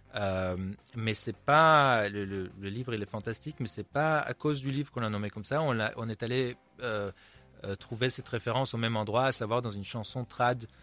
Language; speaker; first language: French; non-native, fluent; Hebrew